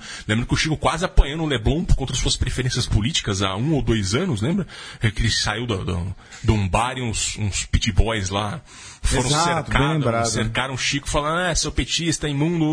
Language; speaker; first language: Portuguese; native; Portuguese